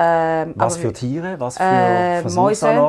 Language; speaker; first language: German; native; German